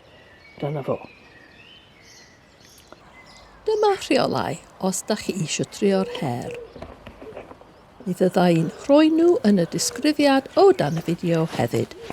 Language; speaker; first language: Welsh; non-native, fluent; English